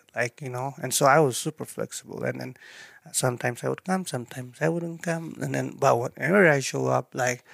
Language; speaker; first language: English; non-native, fluent; Tigrinya